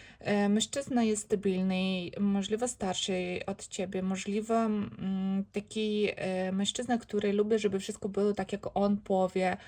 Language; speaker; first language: Polish; non-native, learner; Ukrainian